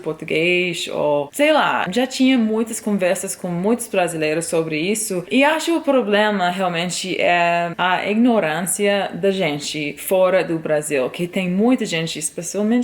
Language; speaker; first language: Portuguese; non-native, fluent; English